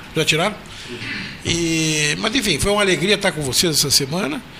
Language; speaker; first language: Portuguese; native; Portuguese